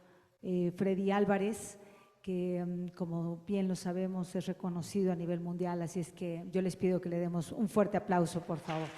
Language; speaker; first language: Spanish; native; Spanish